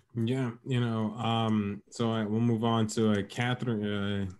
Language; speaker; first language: English; native; English